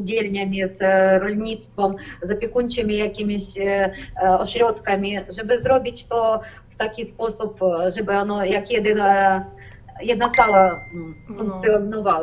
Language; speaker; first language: Polish; non-native, learner; Ukrainian